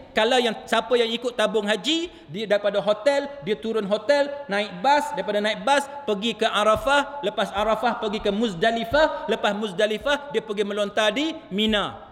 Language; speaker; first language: Malay; native; Malay